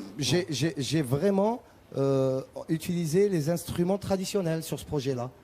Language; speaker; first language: French; non-native, local second language; Arabic